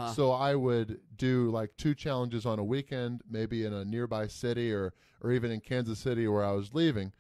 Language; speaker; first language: English; native; English